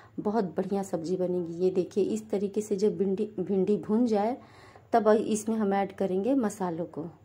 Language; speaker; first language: Hindi; native; Hindi